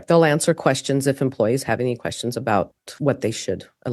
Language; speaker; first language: English; native; English